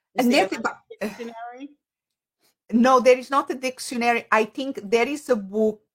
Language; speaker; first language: English; non-native, fluent; Portuguese